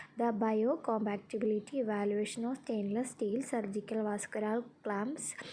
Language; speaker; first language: English; non-native, local second language; Malayalam